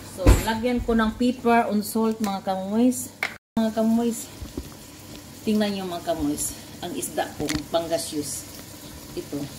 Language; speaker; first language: Filipino; non-native, local second language; Cebuano